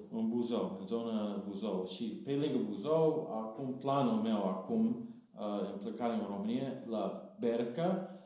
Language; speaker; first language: Romanian; non-native, fluent; English